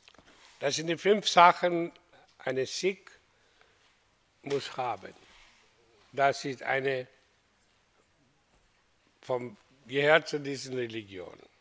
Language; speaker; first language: German; non-native, fluent; Hindi